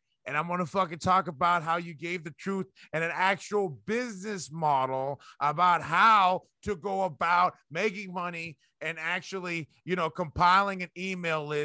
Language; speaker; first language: English; early bilingual, other home language; Spanish